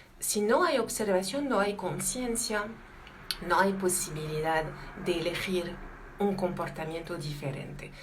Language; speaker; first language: Spanish; non-native, fluent; French